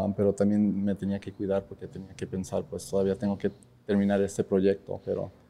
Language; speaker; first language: Spanish; early bilingual, heritage; Spanish